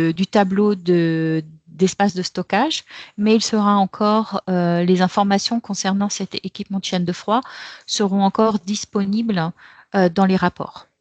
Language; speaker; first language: French; native; French